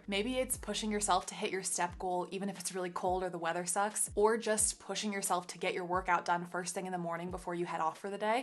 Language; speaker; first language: English; native; English